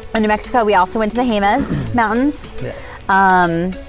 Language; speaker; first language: English; native; English